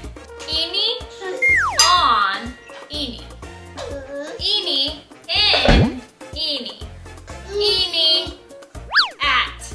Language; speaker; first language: Indonesian; non-native, learner; English